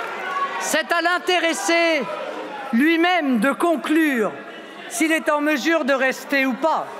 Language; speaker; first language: French; native; French